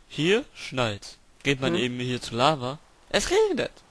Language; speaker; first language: German; native; German